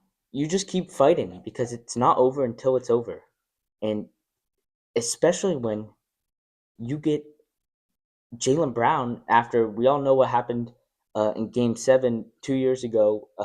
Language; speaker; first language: English; native; English